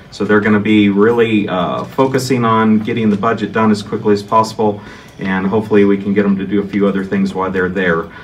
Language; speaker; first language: English; native; English